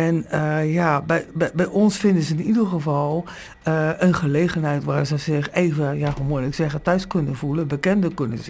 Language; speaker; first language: Dutch; native; Dutch